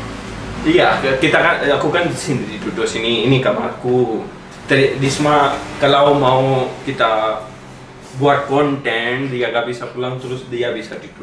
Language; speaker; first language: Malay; non-native, learner; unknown